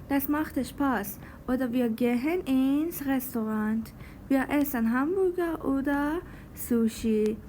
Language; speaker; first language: German; non-native, fluent; Persian